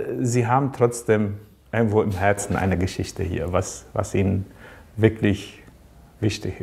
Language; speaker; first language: German; native; German